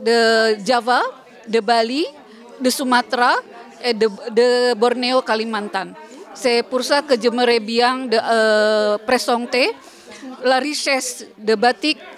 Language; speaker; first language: French; non-native, learner; Indonesian